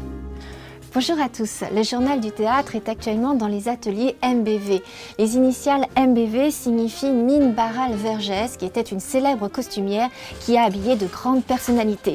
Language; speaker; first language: French; native; French